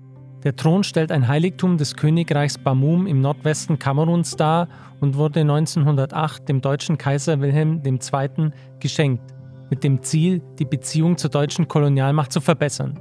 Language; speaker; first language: German; native; German